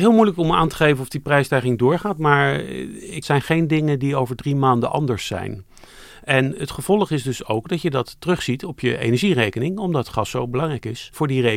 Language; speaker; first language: Dutch; native; Dutch